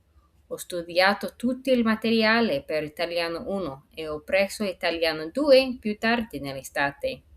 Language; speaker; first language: Italian; non-native, fluent; English